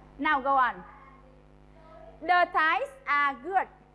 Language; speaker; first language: English; non-native, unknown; Vietnamese